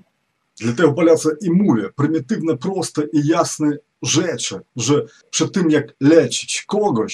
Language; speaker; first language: Polish; non-native, fluent; Ukrainian